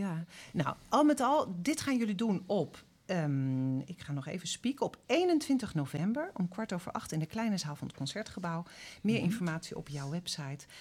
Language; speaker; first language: Dutch; native; Dutch